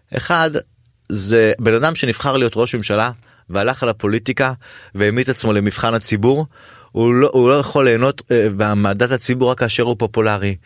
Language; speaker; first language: Hebrew; native; Hebrew